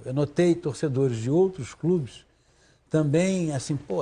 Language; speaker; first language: Portuguese; native; Portuguese